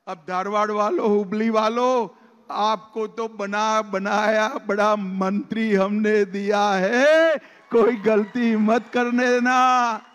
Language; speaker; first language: Hindi; non-native, local second language; Gujarati